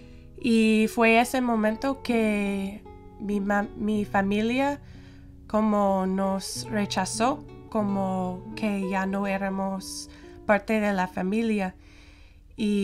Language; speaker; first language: Spanish; non-native, fluent; English